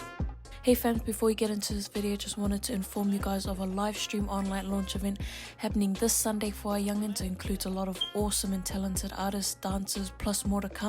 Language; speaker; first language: English; native; English